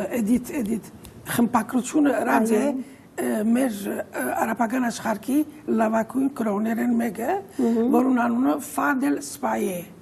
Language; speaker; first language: Armenian; early bilingual, heritage; Armenian